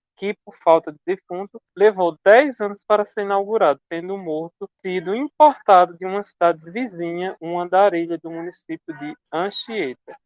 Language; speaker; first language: Portuguese; native; Portuguese